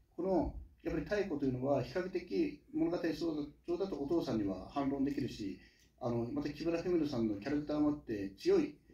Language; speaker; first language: Japanese; native; Japanese